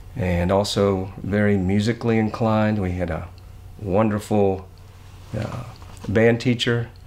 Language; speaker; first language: English; native; English